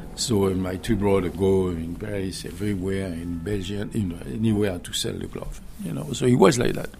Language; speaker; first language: English; non-native, learner; French